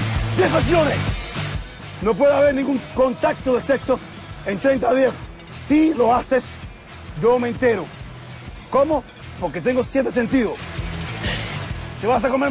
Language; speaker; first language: Spanish; native; Spanish